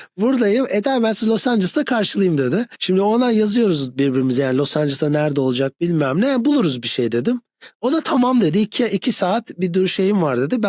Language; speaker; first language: Turkish; early bilingual, other home language; English